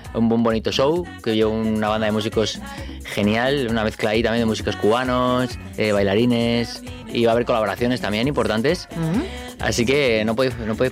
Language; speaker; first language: Spanish; native; Spanish